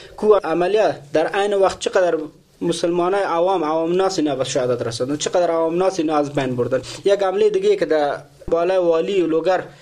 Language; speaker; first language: Persian; native; Persian